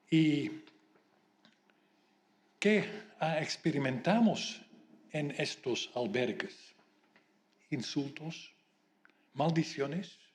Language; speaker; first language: Spanish; non-native, fluent; Dutch